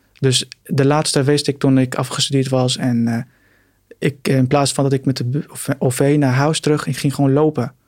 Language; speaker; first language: Dutch; non-native, fluent; Arabic